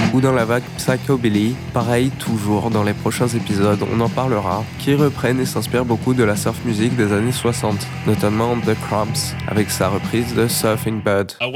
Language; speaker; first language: French; native; French